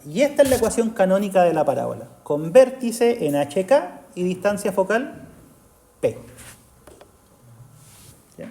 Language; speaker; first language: Spanish; native; Spanish